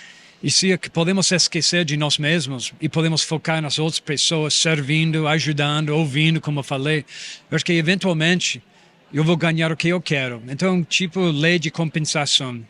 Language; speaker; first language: Portuguese; non-native, fluent; English